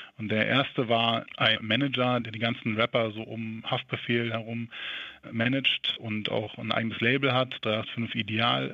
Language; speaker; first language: German; native; German